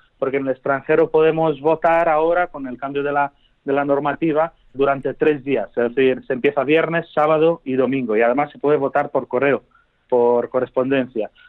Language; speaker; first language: Spanish; non-native, fluent; Romanian